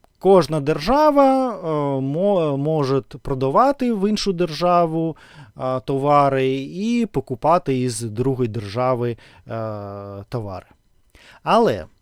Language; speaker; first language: Ukrainian; non-native, learner; Russian